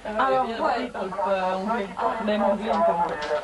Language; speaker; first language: French; native; French